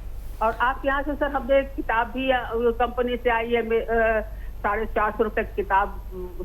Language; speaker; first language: Hindi; native; Hindi